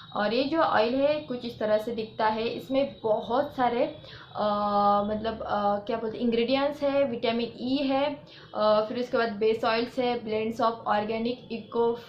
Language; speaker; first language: Hindi; non-native, local second language; Marathi